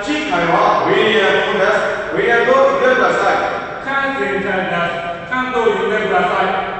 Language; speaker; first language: Japanese; non-native, learner; Burmese